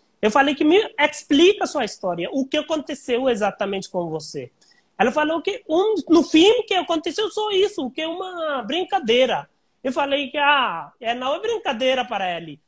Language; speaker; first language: Portuguese; non-native, learner; Hindi